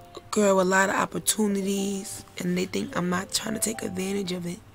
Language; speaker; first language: English; native; English